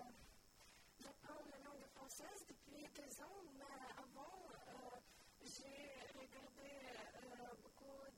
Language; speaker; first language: French; non-native, learner; Ukrainian